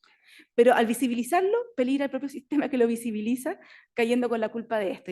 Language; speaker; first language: Spanish; native; Spanish